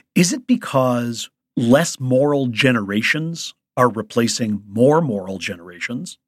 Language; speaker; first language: English; native; English